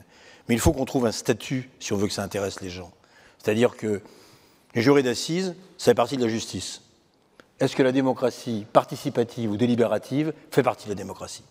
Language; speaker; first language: French; native; French